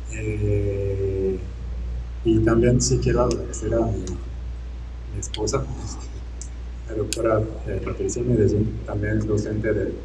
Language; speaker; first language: Spanish; non-native, fluent; Japanese